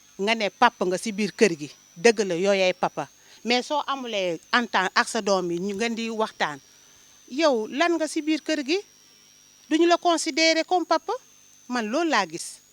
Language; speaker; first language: Wolof; non-native, local second language; Jola-Fonyi